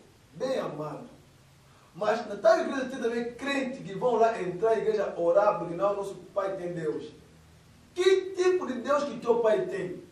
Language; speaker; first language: Portuguese; non-native, fluent; Lingala